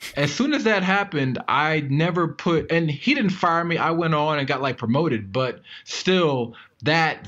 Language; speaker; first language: English; native; English